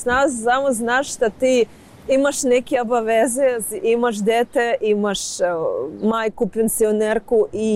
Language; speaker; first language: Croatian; non-native, learner; Ukrainian